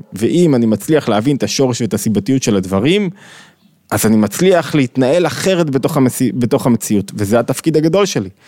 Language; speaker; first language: Hebrew; native; Hebrew